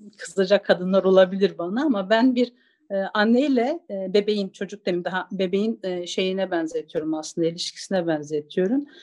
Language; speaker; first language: Turkish; non-native, local second language; Zaza